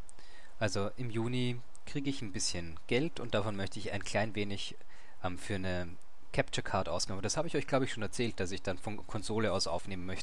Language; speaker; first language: German; native; German